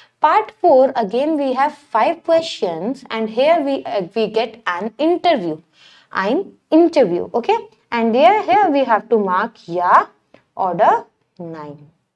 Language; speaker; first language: English; non-native, local second language; Hindi